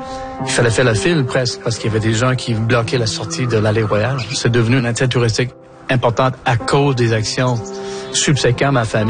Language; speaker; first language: French; native; French